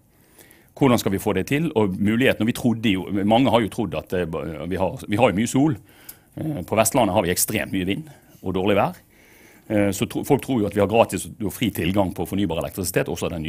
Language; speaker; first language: Norwegian; native; Norwegian